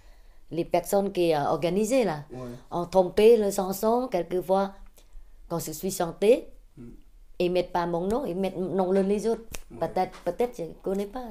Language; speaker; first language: French; non-native, learner; Khmer